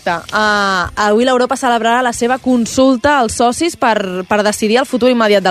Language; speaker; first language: Catalan; native; Catalan